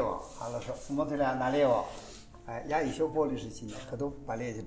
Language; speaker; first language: Russian; non-native, learner; Chinese